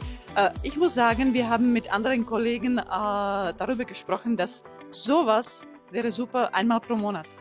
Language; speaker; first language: German; non-native, fluent; Slovak